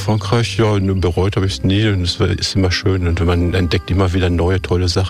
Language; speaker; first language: German; native; German